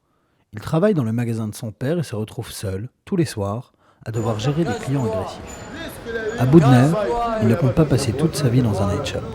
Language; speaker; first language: French; native; French